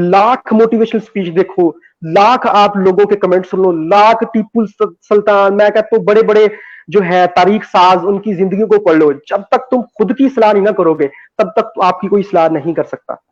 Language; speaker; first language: Hindi; non-native, local second language; Punjabi